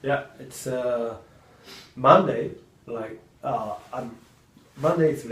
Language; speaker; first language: English; non-native, learner; Japanese